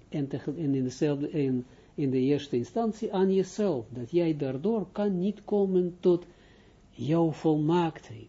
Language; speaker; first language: Dutch; non-native, fluent; Hebrew